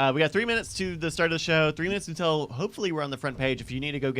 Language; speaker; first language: English; native; English